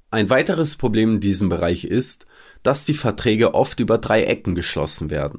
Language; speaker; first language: German; native; German